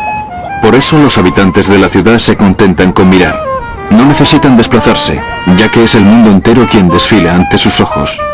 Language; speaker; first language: Spanish; native; Spanish